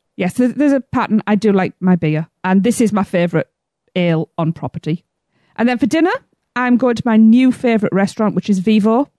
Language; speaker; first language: English; native; English